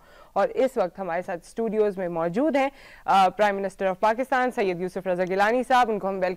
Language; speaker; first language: Urdu; native; Urdu